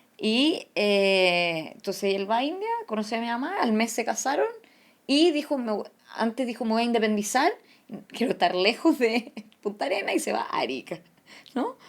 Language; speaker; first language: Spanish; early bilingual, other home language; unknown